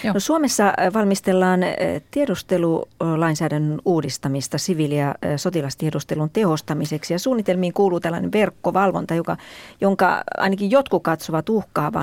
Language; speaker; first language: Finnish; native; Finnish